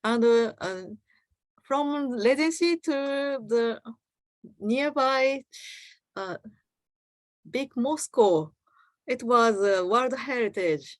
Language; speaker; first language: English; non-native, learner; Japanese